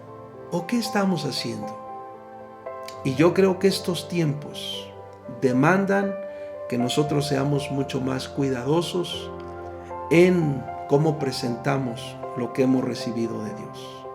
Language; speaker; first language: Spanish; native; Spanish